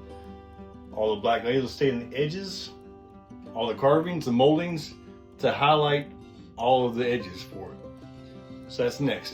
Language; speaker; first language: English; native; English